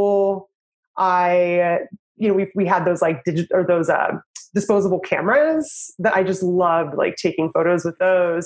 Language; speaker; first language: English; native; English